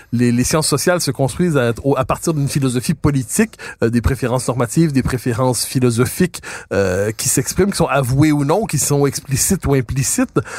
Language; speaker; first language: French; native; French